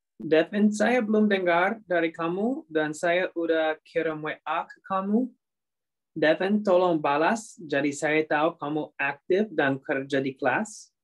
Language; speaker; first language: Indonesian; non-native, fluent; English